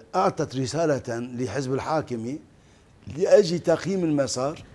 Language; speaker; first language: Arabic; non-native, fluent; Turkish